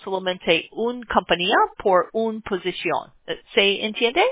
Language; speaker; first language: Spanish; non-native, learner; English